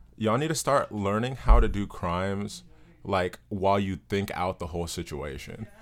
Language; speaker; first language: English; early bilingual, other home language; Yoruba